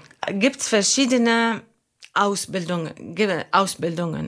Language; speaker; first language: German; non-native, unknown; Arabic